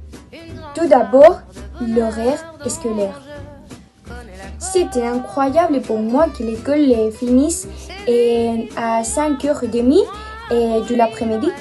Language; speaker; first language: French; non-native, learner; Spanish